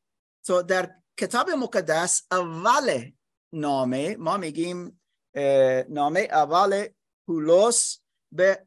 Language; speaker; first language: Persian; non-native, fluent; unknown